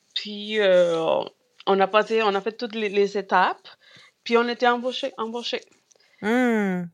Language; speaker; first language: French; non-native, fluent; Spanish